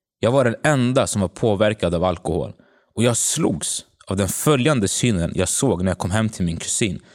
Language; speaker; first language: Swedish; early bilingual, other home language; Tigrinya